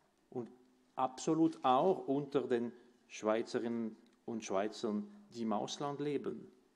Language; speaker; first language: German; non-native, local second language; French